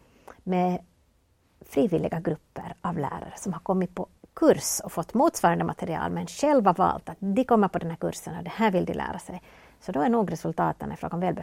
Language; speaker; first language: Swedish; native; Swedish